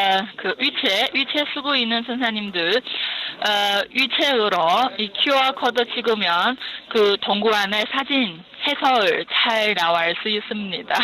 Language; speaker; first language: Korean; non-native, fluent; Chinese